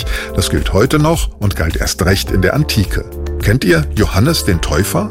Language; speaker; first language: German; native; German